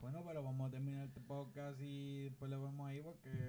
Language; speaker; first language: Spanish; early bilingual, heritage; Spanish